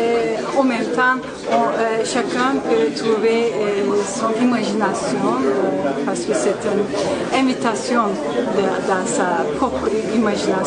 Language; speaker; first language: French; non-native, fluent; Turkish